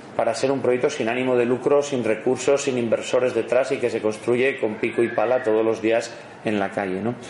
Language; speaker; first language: Spanish; native; Spanish